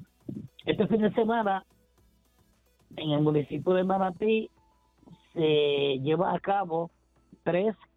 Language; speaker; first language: Spanish; native; Spanish